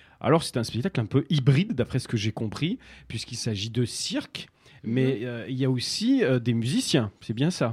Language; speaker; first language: French; native; French